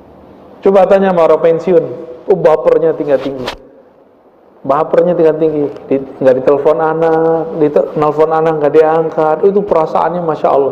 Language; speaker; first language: Indonesian; native; Indonesian